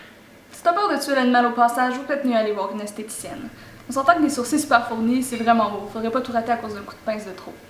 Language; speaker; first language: French; native; French